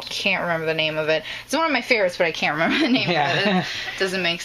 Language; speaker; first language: English; native; English